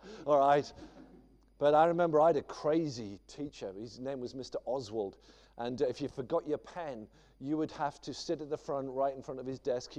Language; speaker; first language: English; native; English